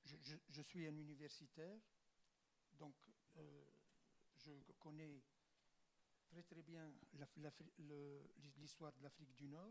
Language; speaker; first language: French; non-native, local second language; Arabic